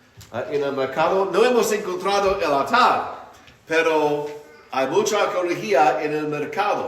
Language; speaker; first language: Spanish; non-native, fluent; English